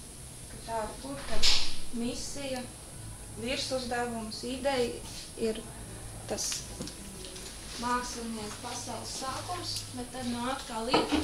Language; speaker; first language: Latvian; native; Latvian